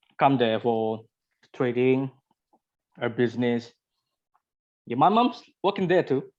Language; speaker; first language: English; non-native, learner; Indonesian